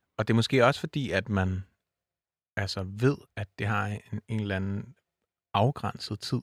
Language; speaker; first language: Danish; native; Danish